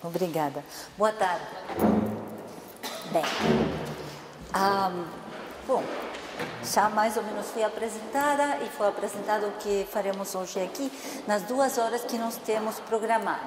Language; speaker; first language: Portuguese; non-native, fluent; Spanish